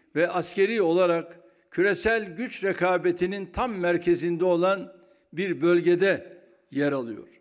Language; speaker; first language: Turkish; native; Turkish